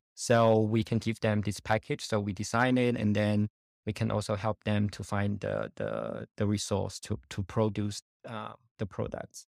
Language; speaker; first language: English; non-native, fluent; Chinese